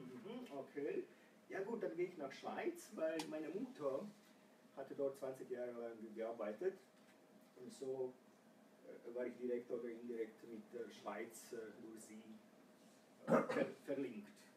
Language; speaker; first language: German; non-native, fluent; Croatian